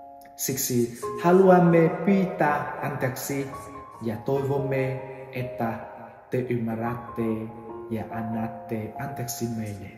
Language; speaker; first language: Finnish; non-native, learner; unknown